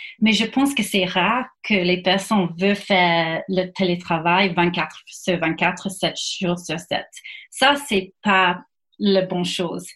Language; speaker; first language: French; non-native, fluent; English